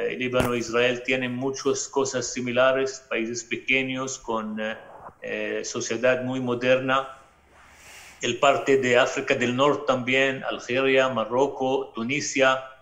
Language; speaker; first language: Spanish; non-native, fluent; Arabic